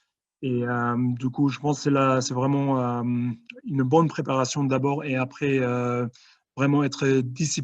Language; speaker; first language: French; non-native, fluent; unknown